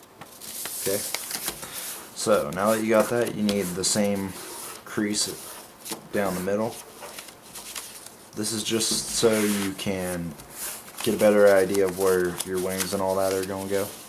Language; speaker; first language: English; native; English